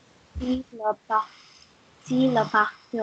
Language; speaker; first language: French; non-native, learner; English